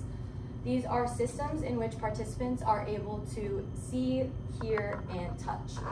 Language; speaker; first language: English; native; English